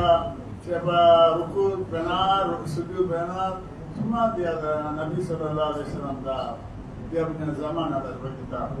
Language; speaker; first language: Indonesian; non-native, learner; Tamil